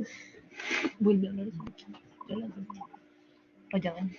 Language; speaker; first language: Spanish; native; Spanish